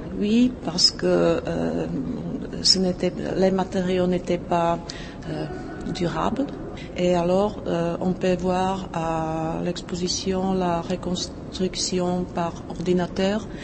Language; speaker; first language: French; non-native, fluent; Czech